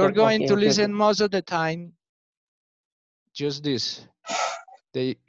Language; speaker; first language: English; non-native, learner; Spanish